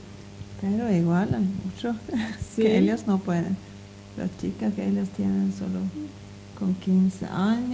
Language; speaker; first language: Spanish; non-native, learner; Norwegian